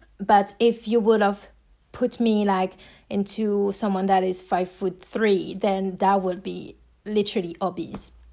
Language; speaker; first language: English; non-native, fluent; French